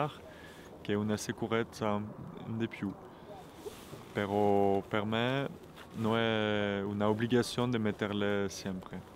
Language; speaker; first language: Italian; non-native, fluent; French